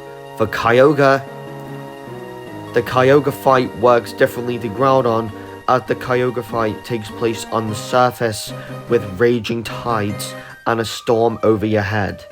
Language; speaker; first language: English; native; English